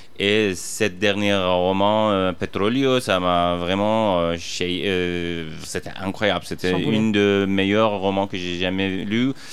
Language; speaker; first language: French; non-native, fluent; Persian